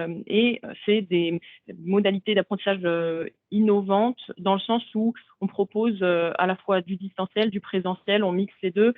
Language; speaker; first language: French; native; French